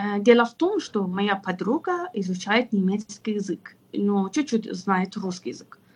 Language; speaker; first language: Russian; non-native, fluent; Persian